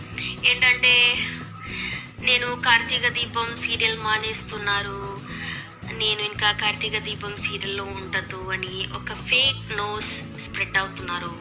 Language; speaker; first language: Telugu; non-native, learner; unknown